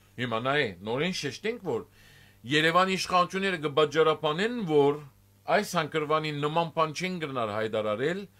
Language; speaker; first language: Armenian; native; Armenian